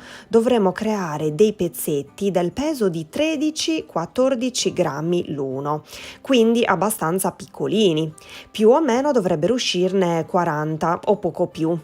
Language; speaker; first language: Italian; native; Italian